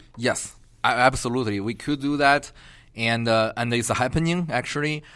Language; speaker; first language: English; non-native, fluent; Chinese